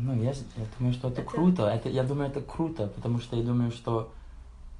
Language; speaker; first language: Russian; non-native, learner; English